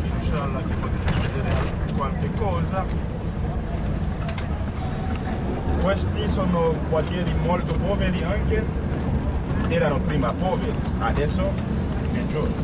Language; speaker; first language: Italian; non-native, fluent; Haitian Creole